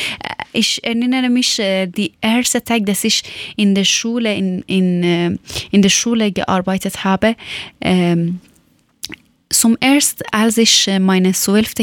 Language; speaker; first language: German; non-native, learner; Persian